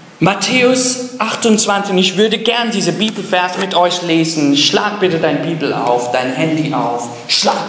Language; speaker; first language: German; non-native, fluent; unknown